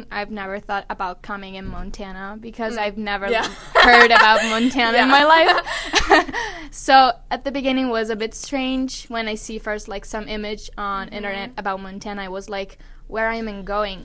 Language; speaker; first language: English; non-native, fluent; Italian